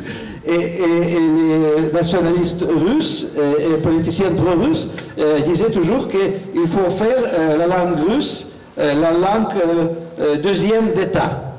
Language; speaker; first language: French; non-native, fluent; Russian